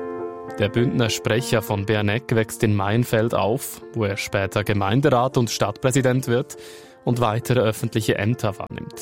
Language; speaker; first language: German; native; German